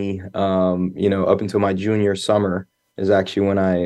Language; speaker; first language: English; native; English